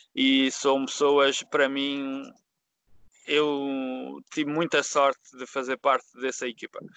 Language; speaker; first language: Portuguese; early bilingual, heritage; Portuguese